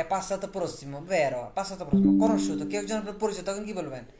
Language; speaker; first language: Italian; non-native, fluent; Bangla